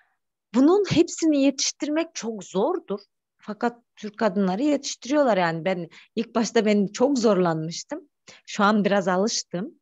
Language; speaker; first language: Turkish; non-native, fluent; Kyrgyz